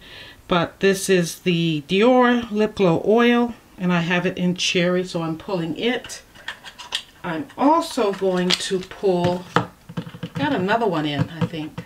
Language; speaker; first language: English; native; English